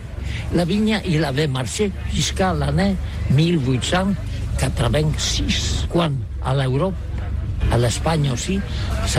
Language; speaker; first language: French; non-native, learner; Catalan